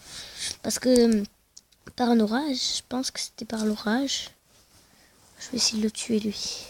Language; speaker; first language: French; native; French